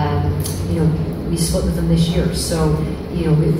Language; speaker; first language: English; native; English